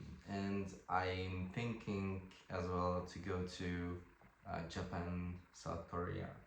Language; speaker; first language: English; non-native, fluent; French